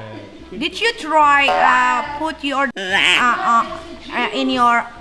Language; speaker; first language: English; non-native, learner; Indonesian